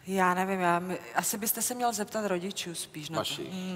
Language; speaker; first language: Czech; native; Czech